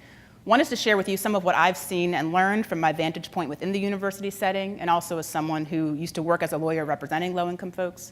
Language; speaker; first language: English; native; English